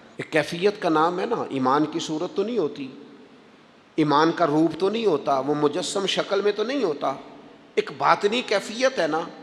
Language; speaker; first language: Urdu; non-native, local second language; Punjabi